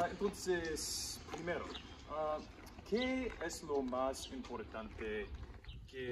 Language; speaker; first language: Spanish; non-native, learner; English